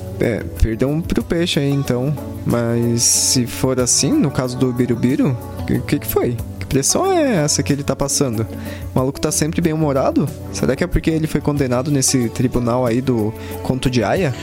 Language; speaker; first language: Portuguese; native; Portuguese